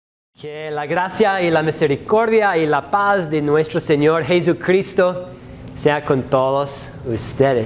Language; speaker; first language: Spanish; non-native, fluent; English